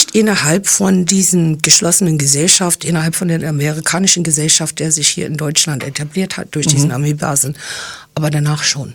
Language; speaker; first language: German; early bilingual, other home language; English